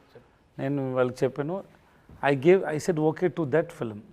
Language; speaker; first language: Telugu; non-native, learner; Tamil